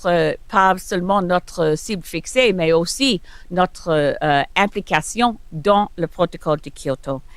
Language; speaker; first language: French; non-native, learner; English